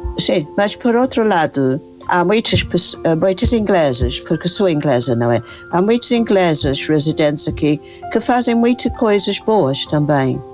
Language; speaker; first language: Portuguese; non-native, fluent; English